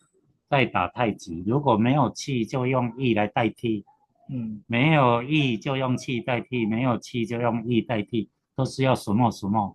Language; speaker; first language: Chinese; native; Chinese